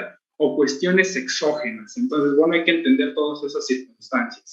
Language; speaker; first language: Spanish; native; Spanish